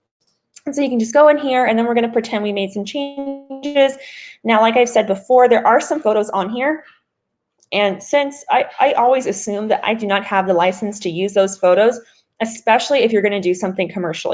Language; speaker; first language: English; native; English